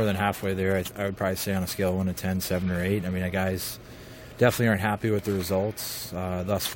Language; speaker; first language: English; native; English